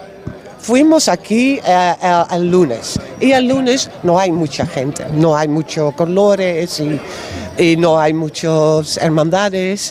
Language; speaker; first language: Spanish; non-native, learner; Dutch